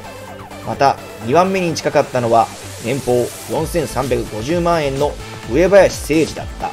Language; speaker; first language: Japanese; native; Japanese